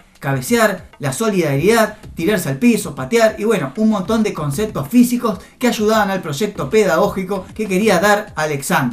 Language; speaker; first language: Spanish; native; Spanish